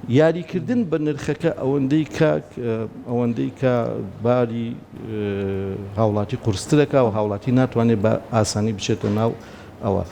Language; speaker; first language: Central Kurdish; native; Central Kurdish